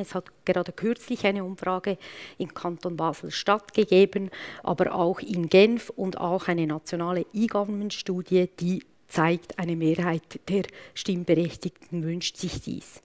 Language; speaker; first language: German; native; German